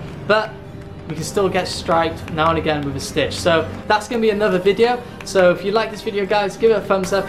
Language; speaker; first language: English; native; English